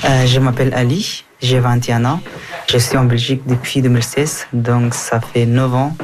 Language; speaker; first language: French; early bilingual, other home language; Persian